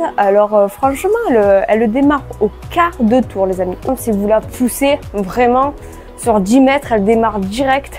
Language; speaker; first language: French; native; French